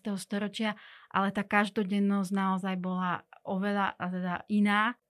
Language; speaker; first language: Slovak; non-native, local second language; Hungarian